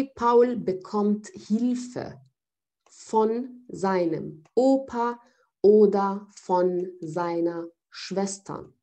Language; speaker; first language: German; non-native, fluent; Arabic